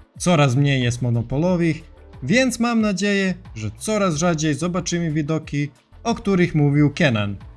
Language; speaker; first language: Polish; non-native, fluent; Serbian